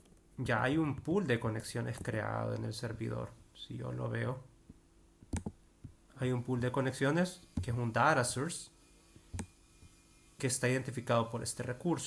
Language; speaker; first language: Spanish; native; Spanish